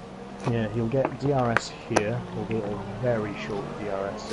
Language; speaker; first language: English; native; English